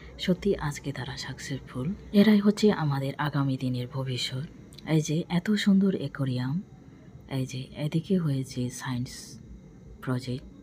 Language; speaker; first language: Bangla; non-native, local second language; Bodo